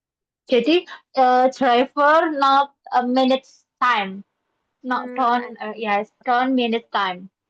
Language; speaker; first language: English; non-native, learner; Indonesian